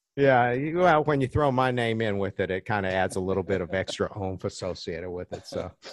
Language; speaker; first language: English; early bilingual, other home language; Chinese